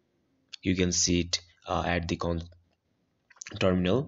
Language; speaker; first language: English; non-native, fluent; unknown